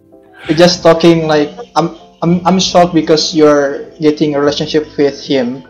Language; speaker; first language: English; non-native, learner; Indonesian